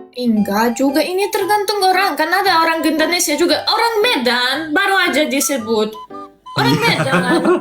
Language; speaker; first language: Indonesian; non-native, fluent; Russian